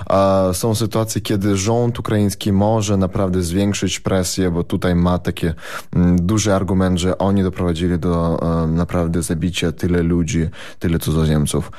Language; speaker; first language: Polish; non-native, fluent; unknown